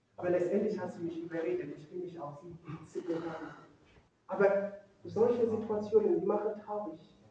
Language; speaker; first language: German; non-native, fluent; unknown